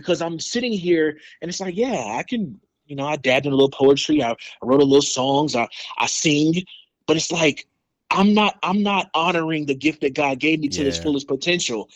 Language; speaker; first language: English; native; English